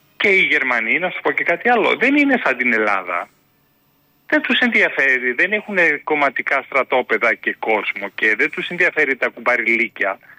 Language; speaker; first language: Greek; native; Greek